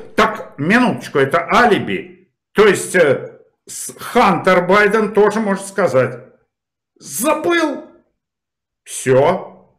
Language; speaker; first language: Russian; native; Russian